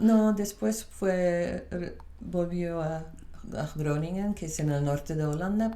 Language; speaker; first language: Spanish; non-native, fluent; Dutch